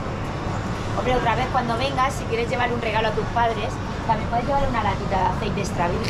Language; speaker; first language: Spanish; native; Spanish